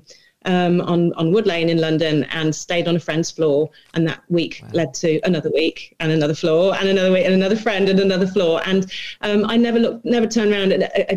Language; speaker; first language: English; native; English